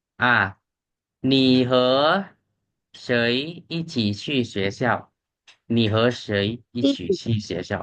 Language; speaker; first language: Chinese; non-native, fluent; Thai